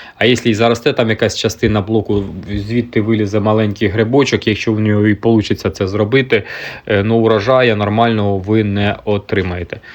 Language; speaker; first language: Ukrainian; native; Ukrainian